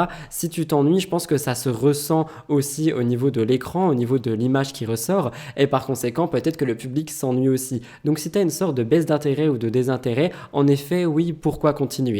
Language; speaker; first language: French; native; French